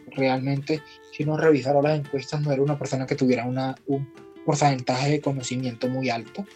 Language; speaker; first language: Spanish; native; Spanish